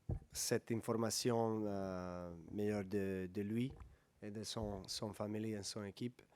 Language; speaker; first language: French; non-native, learner; Serbian